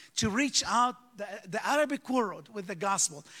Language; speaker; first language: English; early bilingual, other home language; Arabic